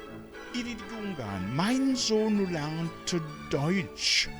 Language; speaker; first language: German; non-native, fluent; Rundi